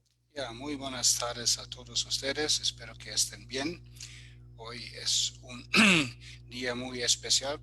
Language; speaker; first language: Spanish; non-native, fluent; German